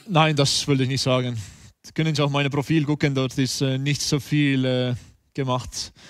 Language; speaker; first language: German; non-native, learner; Estonian